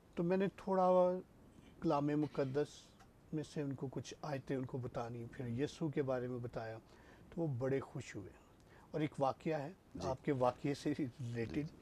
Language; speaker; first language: Urdu; non-native, local second language; Punjabi